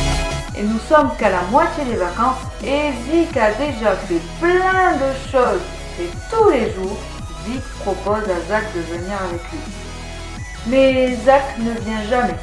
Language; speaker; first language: French; native; French